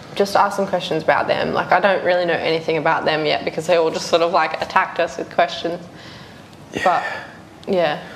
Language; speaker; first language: English; native; English